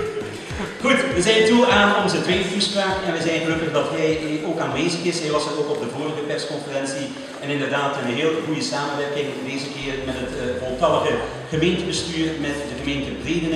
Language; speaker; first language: Dutch; native; Dutch